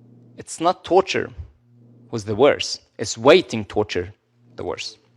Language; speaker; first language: English; non-native, local second language; Arabic